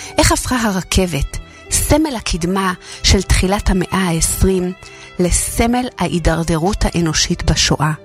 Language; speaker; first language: Hebrew; native; Hebrew